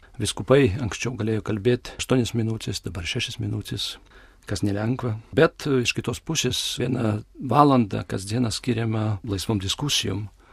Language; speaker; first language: Lithuanian; early bilingual, heritage; Lithuanian